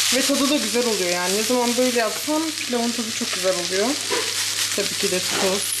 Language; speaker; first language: Turkish; early bilingual, heritage; Turkish